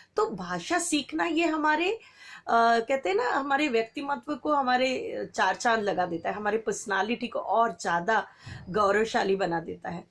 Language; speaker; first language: Hindi; non-native, local second language; Marathi